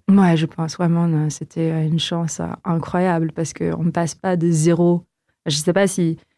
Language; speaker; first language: French; non-native, fluent; Filipino